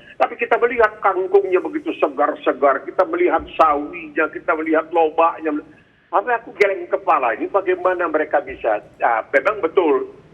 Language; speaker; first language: Indonesian; native; Indonesian